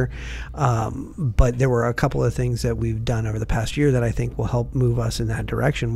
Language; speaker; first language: English; native; English